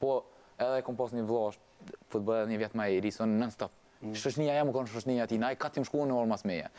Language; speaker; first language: Albanian; early bilingual, heritage; Albanian